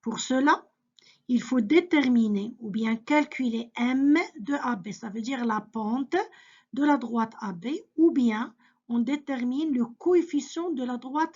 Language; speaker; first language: French; non-native, local second language; Arabic